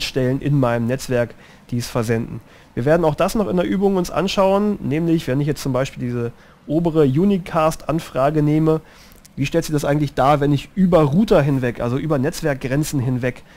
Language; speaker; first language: German; native; German